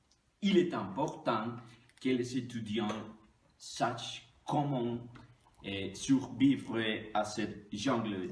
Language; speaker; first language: French; non-native, learner; Spanish